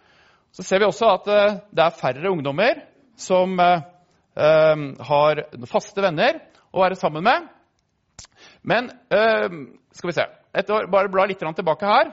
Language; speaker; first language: Norwegian; native; Norwegian